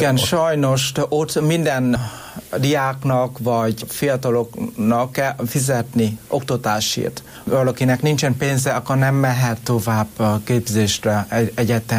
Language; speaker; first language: Hungarian; non-native, learner; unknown